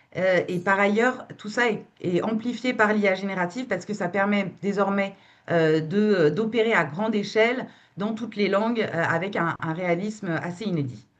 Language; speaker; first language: French; native; French